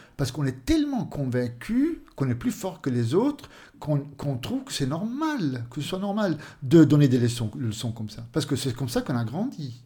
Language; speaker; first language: French; non-native, fluent; Swedish